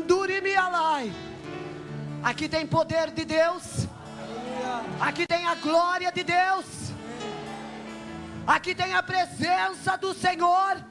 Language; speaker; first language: Portuguese; native; Portuguese